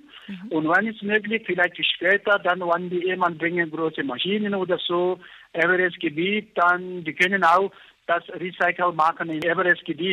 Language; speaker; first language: German; non-native, learner; Nepali